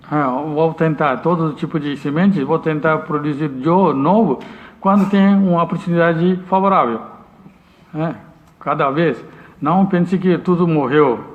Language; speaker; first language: Portuguese; non-native, learner; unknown